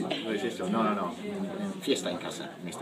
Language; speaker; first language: Spanish; non-native, fluent; English